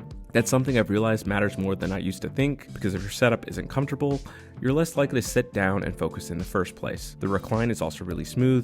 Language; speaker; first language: English; native; English